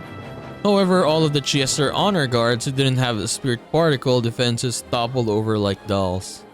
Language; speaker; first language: English; native; English